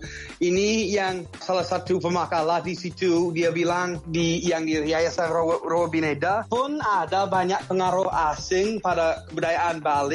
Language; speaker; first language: Indonesian; non-native, fluent; English